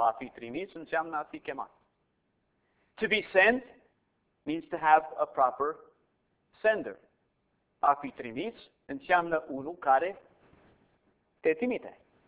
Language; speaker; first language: Romanian; non-native, fluent; English